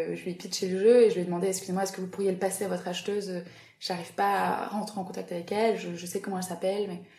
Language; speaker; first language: French; native; French